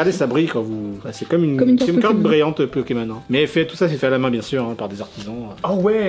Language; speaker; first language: French; native; French